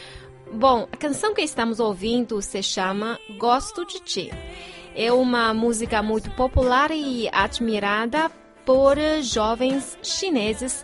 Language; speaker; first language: Portuguese; non-native, fluent; Chinese